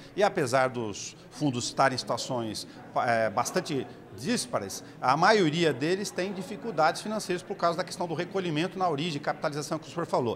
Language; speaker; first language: Portuguese; native; Portuguese